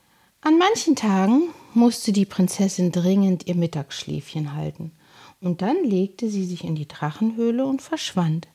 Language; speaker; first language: German; native; German